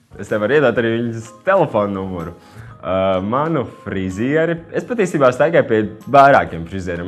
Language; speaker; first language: Latvian; native; Latvian